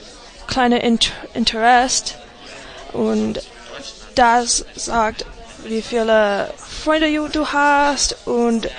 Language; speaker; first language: German; non-native, learner; English